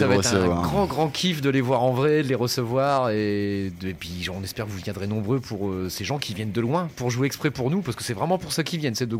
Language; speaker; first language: French; native; French